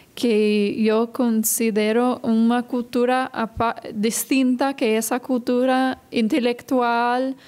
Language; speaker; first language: Spanish; non-native, fluent; English